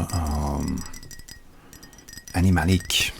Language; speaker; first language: French; non-native, learner; English